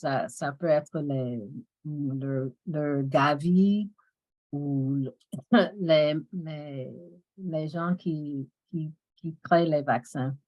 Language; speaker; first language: French; non-native, fluent; English